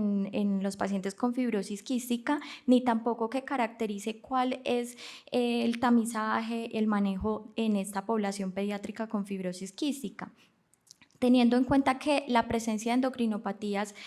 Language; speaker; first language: Spanish; native; Spanish